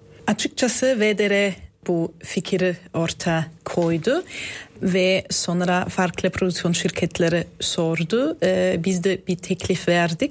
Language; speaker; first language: Turkish; non-native, fluent; German